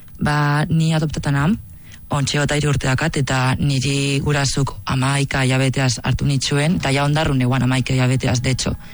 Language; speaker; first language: Basque; native; Basque